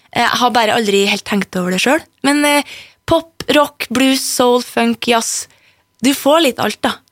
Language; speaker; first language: Norwegian; native; Norwegian